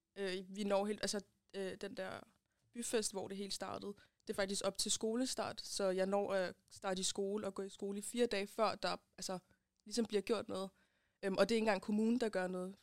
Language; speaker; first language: Danish; early bilingual, other home language; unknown